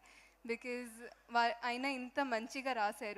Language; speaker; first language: Telugu; non-native, fluent; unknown